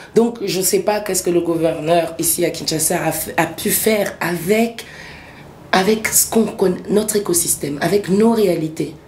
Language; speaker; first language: French; early bilingual, other home language; Swahili